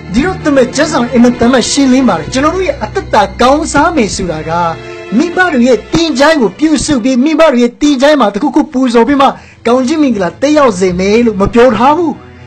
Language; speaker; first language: Burmese; non-native, local second language; Hakha Chin